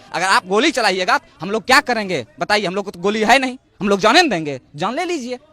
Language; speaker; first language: Hindi; native; Hindi